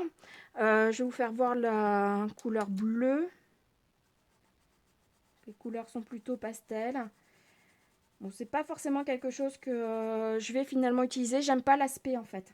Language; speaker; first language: French; native; French